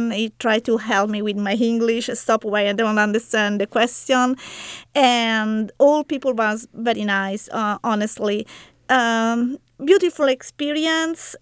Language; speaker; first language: English; non-native, learner; Italian